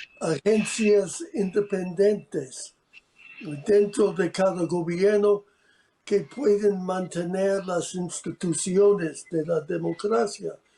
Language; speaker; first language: Spanish; non-native, fluent; English